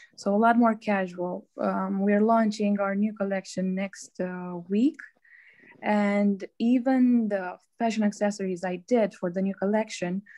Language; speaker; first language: English; non-native, fluent; Romanian